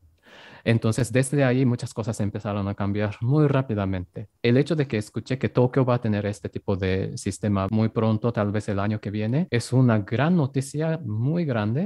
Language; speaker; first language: Spanish; non-native, fluent; Japanese